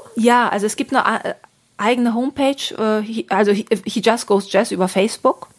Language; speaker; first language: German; early bilingual, other home language; Turkish